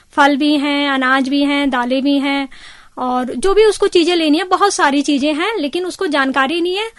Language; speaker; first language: Hindi; native; Hindi